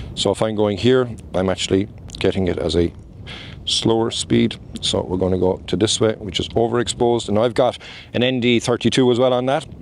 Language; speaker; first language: English; native; English